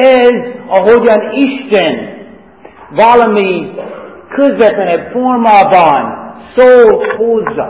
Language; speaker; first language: Hungarian; non-native, fluent; English